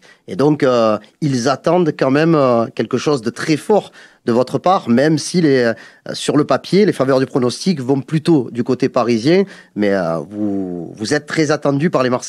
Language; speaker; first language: French; native; French